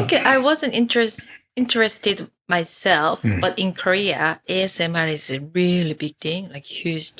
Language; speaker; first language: English; non-native, fluent; Korean